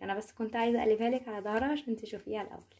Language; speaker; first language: Arabic; native; Arabic